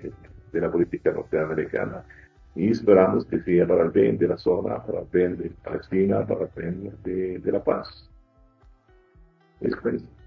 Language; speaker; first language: Spanish; non-native, fluent; Arabic